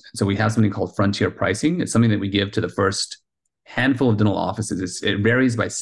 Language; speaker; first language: English; early bilingual, heritage; Spanish